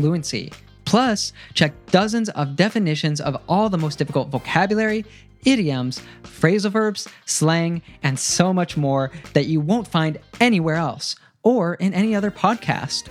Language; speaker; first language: English; native; English